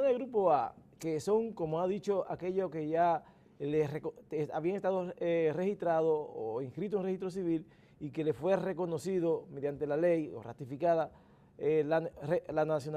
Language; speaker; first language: Spanish; native; Spanish